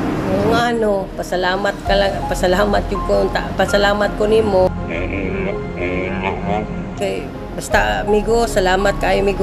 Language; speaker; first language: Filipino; non-native, local second language; Cebuano